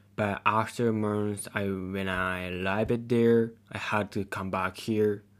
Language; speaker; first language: English; non-native, learner; Japanese